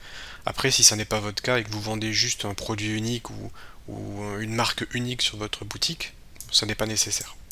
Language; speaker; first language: French; native; French